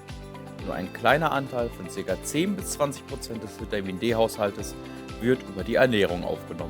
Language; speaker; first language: German; native; German